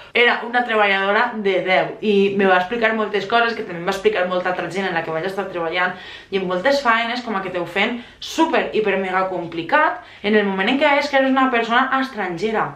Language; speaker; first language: Catalan; native; Catalan